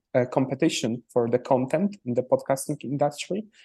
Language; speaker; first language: English; non-native, fluent; Polish